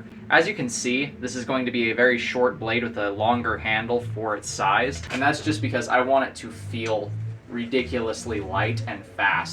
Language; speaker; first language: English; native; English